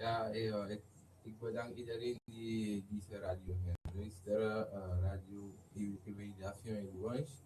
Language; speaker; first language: Dutch; non-native, learner; Haitian Creole